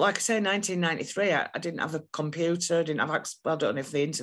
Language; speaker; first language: English; native; English